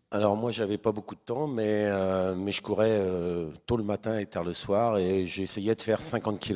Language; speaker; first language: French; native; French